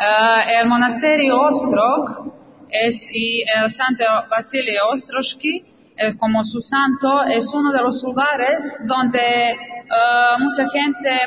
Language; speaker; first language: Spanish; non-native, fluent; Serbian